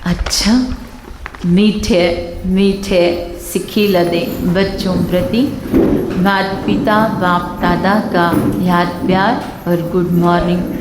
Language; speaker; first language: Hindi; non-native, local second language; Kannada